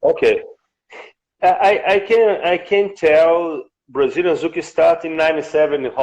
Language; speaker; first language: English; non-native, learner; Portuguese